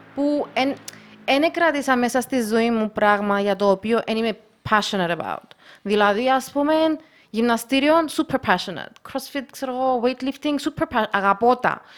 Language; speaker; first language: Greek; early bilingual, other home language; Russian